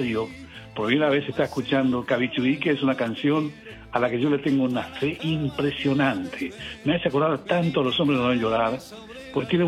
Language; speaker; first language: Spanish; non-native, local second language; Guarani